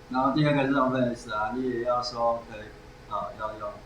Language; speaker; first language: Chinese; native; Chinese